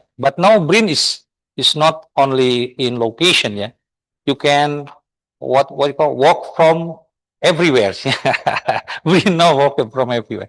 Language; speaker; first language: English; non-native, fluent; Indonesian